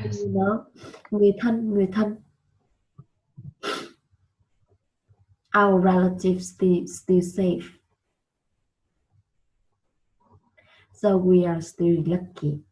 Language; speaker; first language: English; non-native, learner; Vietnamese